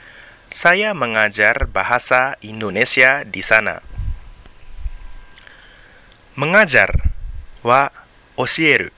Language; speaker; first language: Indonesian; non-native, fluent; Japanese